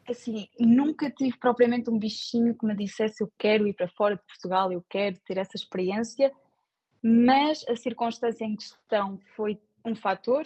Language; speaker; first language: Portuguese; native; Portuguese